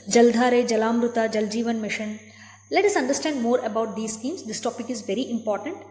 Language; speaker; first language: English; non-native, local second language; Kannada